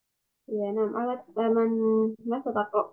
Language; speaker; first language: Arabic; non-native, learner; Indonesian